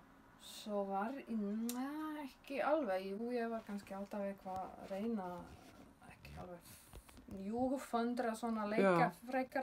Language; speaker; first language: Icelandic; non-native, learner; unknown